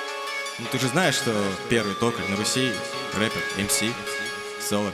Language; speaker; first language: Russian; native; Russian